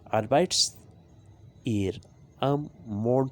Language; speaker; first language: German; non-native, fluent; Urdu